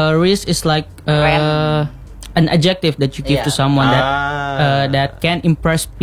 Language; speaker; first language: English; non-native, learner; Indonesian